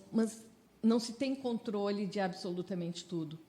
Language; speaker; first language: Portuguese; native; Portuguese